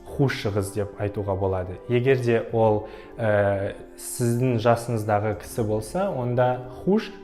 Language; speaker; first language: Kazakh; non-native, local second language; Tatar